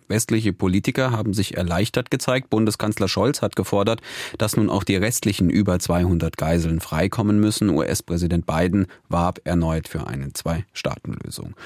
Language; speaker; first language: German; native; German